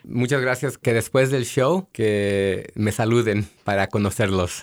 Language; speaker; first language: Spanish; early bilingual, heritage; Spanish